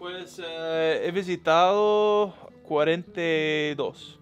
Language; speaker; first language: Spanish; non-native, learner; English